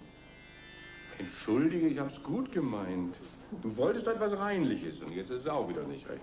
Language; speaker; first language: German; native; German